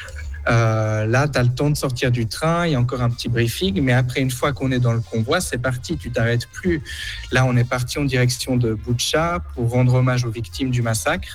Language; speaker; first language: French; native; French